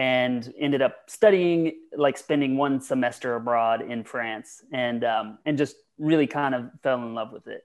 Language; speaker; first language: English; native; English